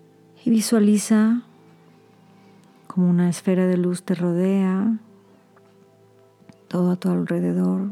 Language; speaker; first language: Spanish; native; Spanish